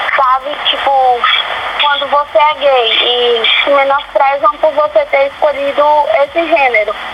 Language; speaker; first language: Portuguese; native; Portuguese